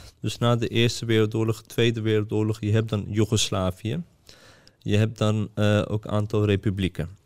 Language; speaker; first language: Dutch; early bilingual, other home language; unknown